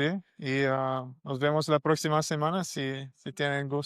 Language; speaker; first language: Spanish; non-native, learner; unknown